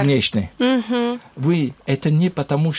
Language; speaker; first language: Russian; non-native, learner; French